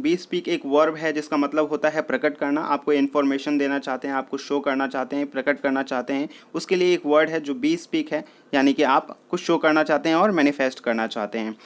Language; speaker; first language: Hindi; native; Hindi